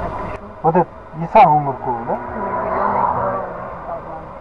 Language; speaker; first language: Russian; non-native, local second language; Kyrgyz